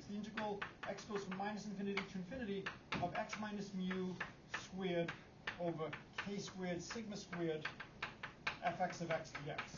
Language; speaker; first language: English; native; English